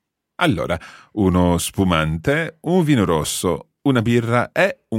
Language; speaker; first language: Italian; non-native, fluent; English